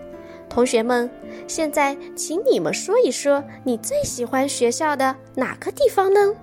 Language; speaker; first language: Chinese; native; Chinese